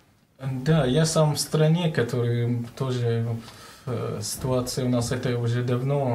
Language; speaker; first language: Russian; non-native, learner; Arabic